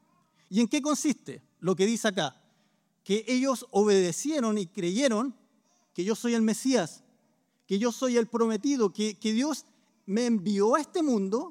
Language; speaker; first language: Spanish; native; Spanish